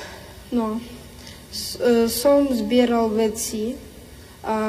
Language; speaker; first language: Slovak; early bilingual, other home language; Ukrainian